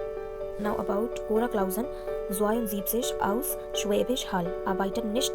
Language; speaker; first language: German; non-native, fluent; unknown